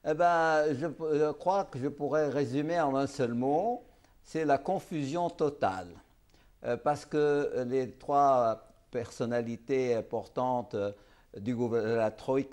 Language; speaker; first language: French; non-native, local second language; Arabic